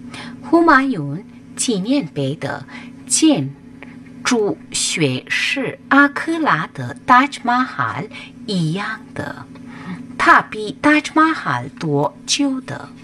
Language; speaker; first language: Chinese; non-native, fluent; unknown